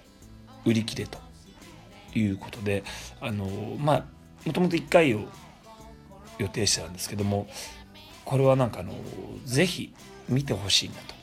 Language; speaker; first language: Japanese; native; Japanese